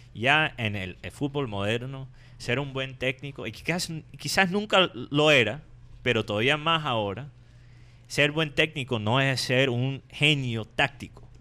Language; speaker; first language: Spanish; non-native, fluent; English